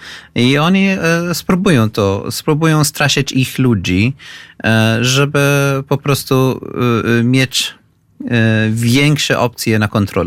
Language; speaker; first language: Polish; non-native, fluent; Arabic